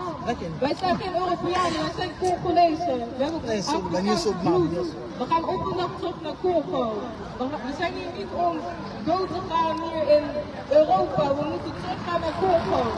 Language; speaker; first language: Dutch; early bilingual, other home language; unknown